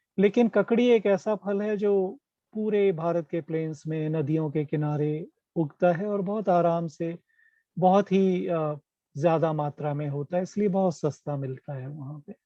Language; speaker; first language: Hindi; native; Hindi